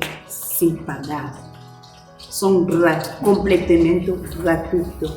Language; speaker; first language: Spanish; non-native, learner; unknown